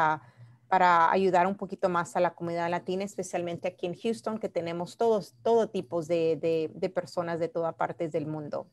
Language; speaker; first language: Spanish; early bilingual, heritage; Spanish